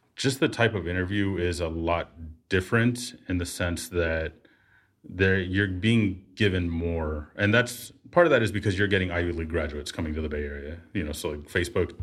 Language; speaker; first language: English; native; English